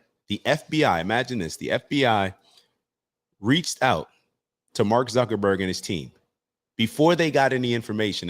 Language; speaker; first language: English; native; English